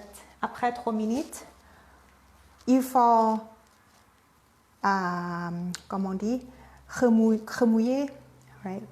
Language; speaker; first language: French; non-native, learner; Thai